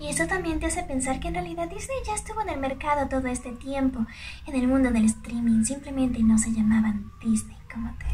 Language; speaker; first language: Spanish; native; Spanish